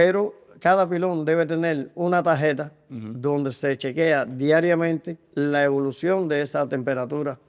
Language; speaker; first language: Spanish; native; Spanish